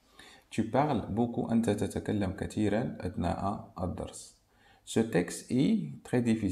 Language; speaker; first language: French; non-native, local second language; Arabic